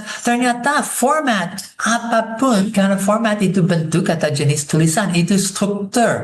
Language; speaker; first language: Indonesian; non-native, fluent; English